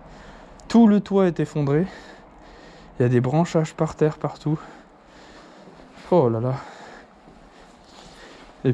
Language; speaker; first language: French; native; French